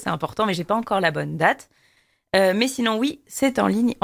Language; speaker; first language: French; native; French